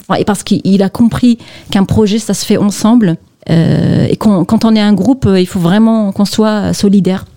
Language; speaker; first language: French; non-native, local second language; Kabyle